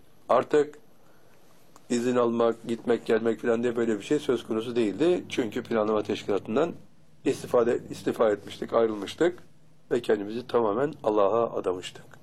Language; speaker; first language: Turkish; native; Turkish